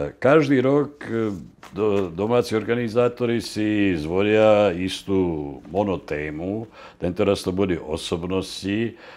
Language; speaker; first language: Slovak; native; Slovak